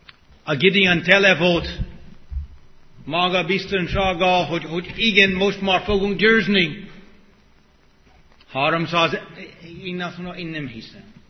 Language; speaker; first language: Hungarian; non-native, fluent; English